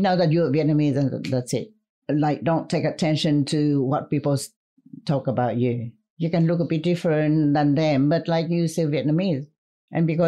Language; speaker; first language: English; non-native, fluent; Vietnamese